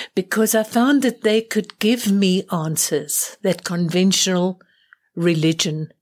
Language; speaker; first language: English; native; English